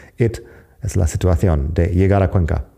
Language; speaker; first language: Spanish; non-native, fluent; English